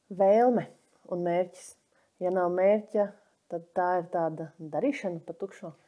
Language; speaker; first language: Latvian; native; Latvian